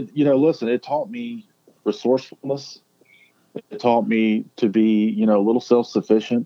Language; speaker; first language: English; native; English